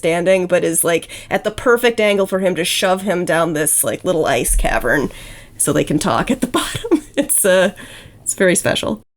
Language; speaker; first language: English; native; English